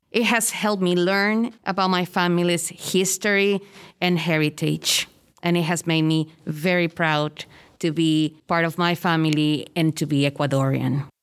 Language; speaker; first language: English; non-native, fluent; Spanish